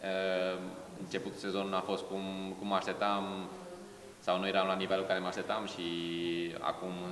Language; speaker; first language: Romanian; early bilingual, heritage; Romanian